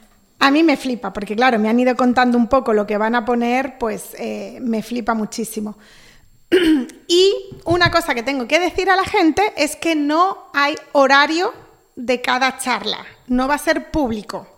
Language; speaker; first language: Spanish; native; Spanish